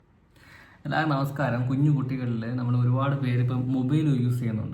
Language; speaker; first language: Malayalam; native; Malayalam